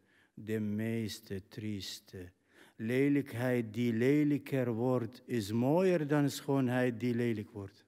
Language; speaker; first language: Dutch; non-native, fluent; Arabic